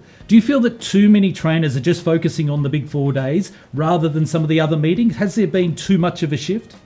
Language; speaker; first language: English; native; English